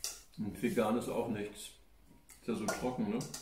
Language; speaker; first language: German; native; German